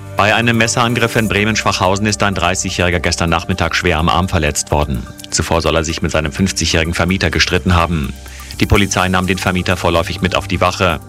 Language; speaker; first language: German; native; German